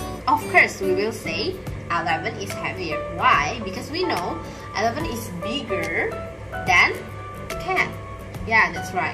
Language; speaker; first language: English; non-native, fluent; Indonesian